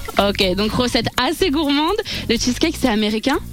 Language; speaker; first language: French; native; French